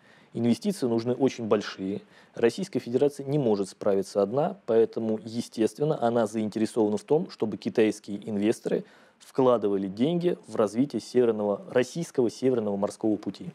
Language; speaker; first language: Russian; native; Russian